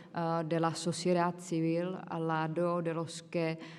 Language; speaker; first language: Spanish; non-native, fluent; Czech